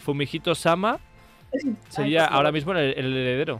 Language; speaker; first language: Spanish; native; Spanish